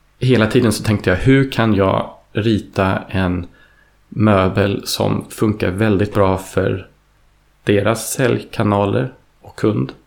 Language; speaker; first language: Swedish; early bilingual, heritage; Swedish